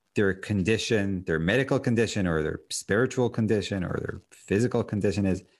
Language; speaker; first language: English; non-native, fluent; Hebrew